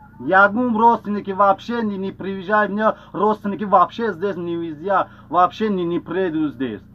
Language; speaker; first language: Russian; non-native, local second language; Tajik